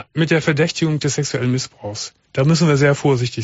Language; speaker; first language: German; native; German